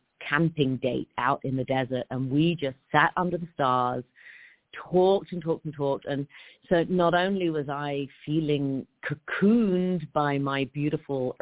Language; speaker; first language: English; native; English